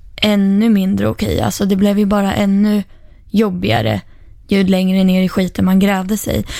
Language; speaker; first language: Swedish; native; Swedish